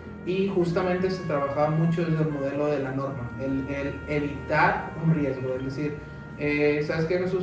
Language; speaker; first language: Spanish; native; Spanish